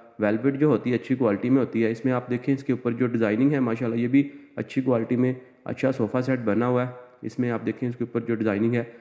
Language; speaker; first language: Urdu; non-native, local second language; Punjabi